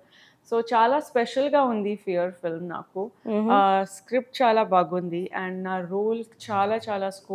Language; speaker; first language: Telugu; non-native, learner; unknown